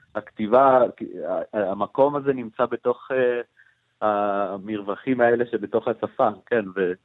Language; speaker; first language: Hebrew; non-native, fluent; Spanish